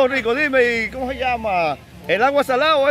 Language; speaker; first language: Spanish; native; Spanish